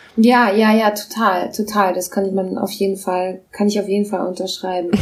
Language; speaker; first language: German; non-native, local second language; Russian